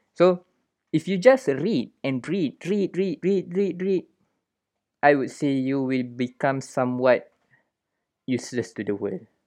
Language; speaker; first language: English; non-native, local second language; Malay